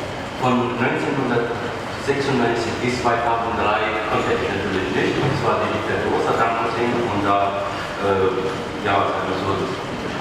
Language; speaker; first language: German; non-native, fluent; Arabic